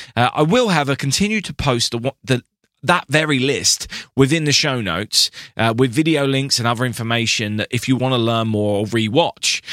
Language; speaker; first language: English; native; English